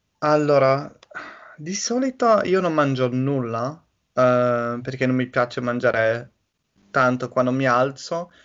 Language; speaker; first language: Italian; non-native, learner; English